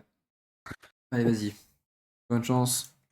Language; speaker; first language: French; native; French